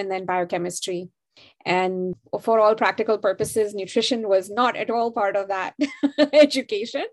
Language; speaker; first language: English; non-native, local second language; Hindi